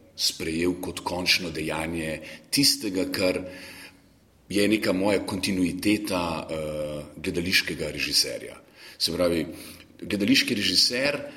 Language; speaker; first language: Slovenian; native; Slovenian